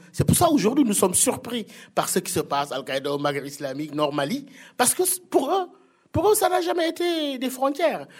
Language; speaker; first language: French; non-native, local second language; Wolof